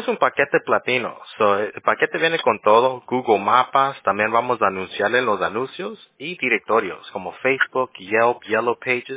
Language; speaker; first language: Spanish; early bilingual, heritage; English